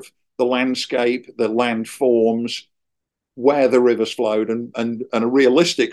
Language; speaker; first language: English; native; English